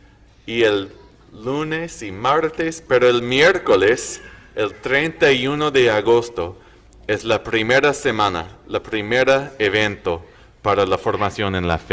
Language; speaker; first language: Spanish; non-native, learner; English